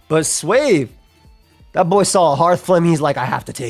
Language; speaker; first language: English; native; English